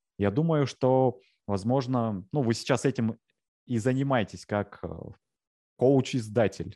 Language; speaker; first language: Russian; native; Russian